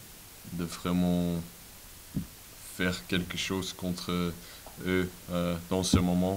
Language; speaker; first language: French; non-native, local second language; Dutch